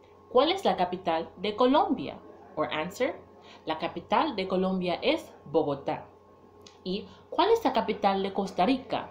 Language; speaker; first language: Spanish; non-native, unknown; English